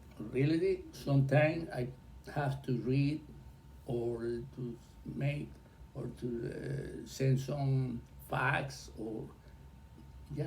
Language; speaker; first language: English; non-native, learner; Spanish